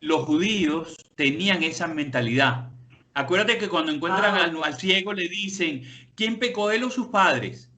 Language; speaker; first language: Spanish; native; Spanish